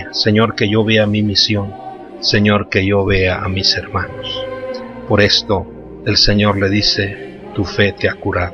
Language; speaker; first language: Spanish; native; Spanish